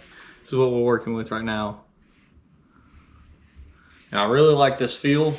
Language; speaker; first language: English; native; English